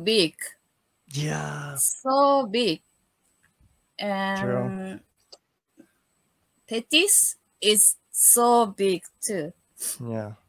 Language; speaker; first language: English; non-native, learner; Japanese